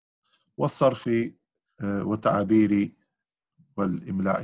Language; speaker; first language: Arabic; non-native, learner; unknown